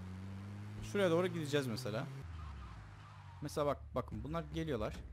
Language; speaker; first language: Turkish; native; Turkish